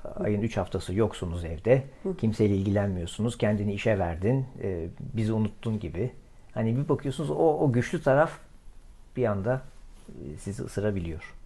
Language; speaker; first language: Turkish; native; Turkish